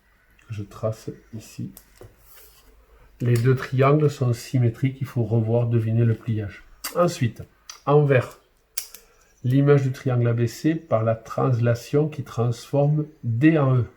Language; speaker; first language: French; native; French